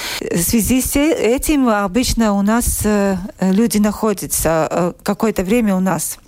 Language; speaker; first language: Russian; non-native, local second language; Latvian